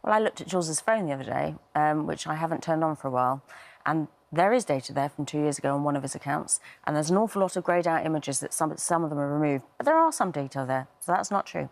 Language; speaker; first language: English; native; English